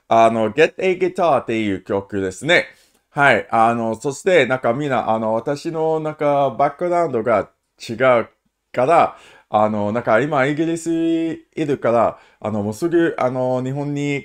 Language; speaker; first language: Japanese; non-native, learner; English